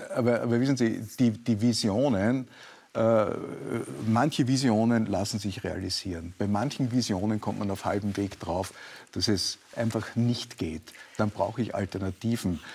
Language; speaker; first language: German; native; German